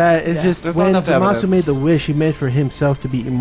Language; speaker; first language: English; native; English